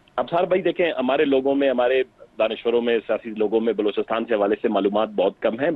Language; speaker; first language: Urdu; non-native, local second language; Baluchi